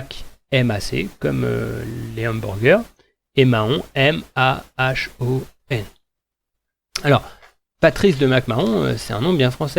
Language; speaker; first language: French; native; French